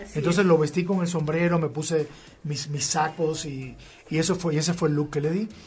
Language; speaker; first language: Spanish; native; Spanish